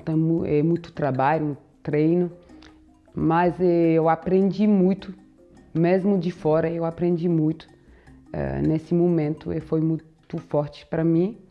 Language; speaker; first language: Portuguese; non-native, fluent; French